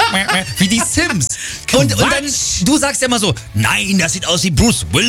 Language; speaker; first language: German; native; German